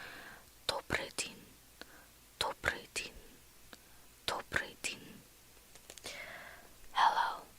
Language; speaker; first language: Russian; non-native, learner; English